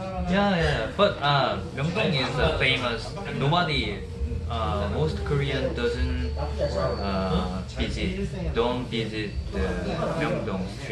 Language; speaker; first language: English; non-native, learner; Korean